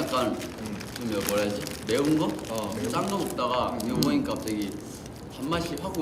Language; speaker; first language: Korean; native; Korean